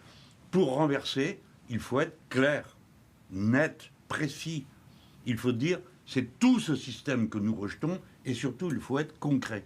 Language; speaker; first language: French; native; French